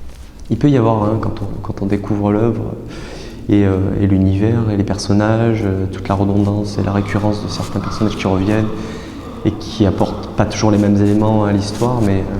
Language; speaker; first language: French; native; French